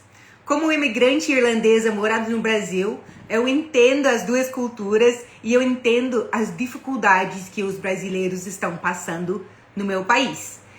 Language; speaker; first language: Portuguese; non-native, fluent; English